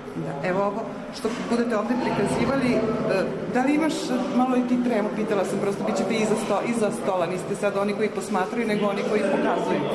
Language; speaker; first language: Serbian; native; Serbian